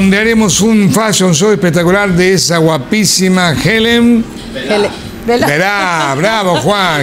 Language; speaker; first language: Spanish; native; Spanish